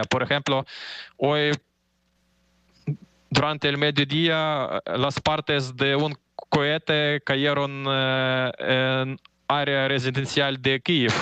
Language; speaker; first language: Spanish; non-native, fluent; Ukrainian